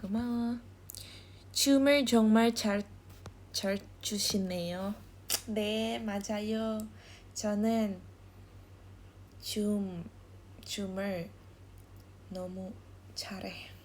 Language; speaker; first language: Korean; non-native, learner; Indonesian